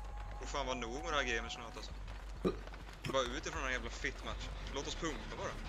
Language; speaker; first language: Swedish; native; Swedish